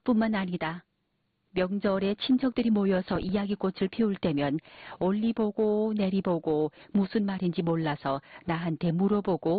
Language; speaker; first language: Korean; native; Korean